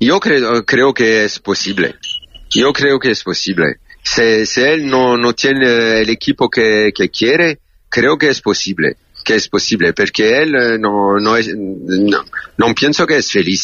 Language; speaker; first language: Spanish; non-native, learner; French